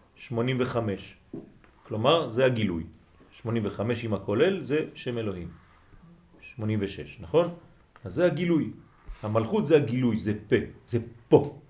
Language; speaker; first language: Hebrew; non-native, fluent; French